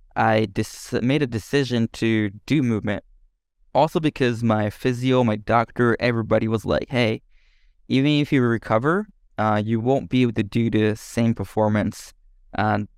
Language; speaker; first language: English; non-native, fluent; Japanese